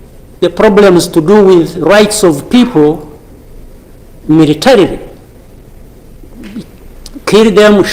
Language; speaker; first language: English; non-native, local second language; Kinyarwanda